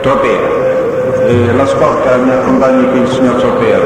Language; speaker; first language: Italian; native; Italian